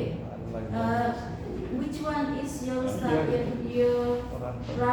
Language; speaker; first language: English; non-native, fluent; Indonesian